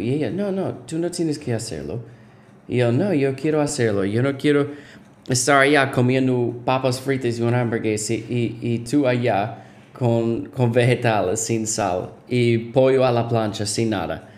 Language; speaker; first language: Spanish; non-native, fluent; English